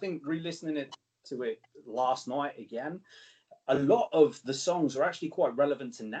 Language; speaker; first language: English; native; English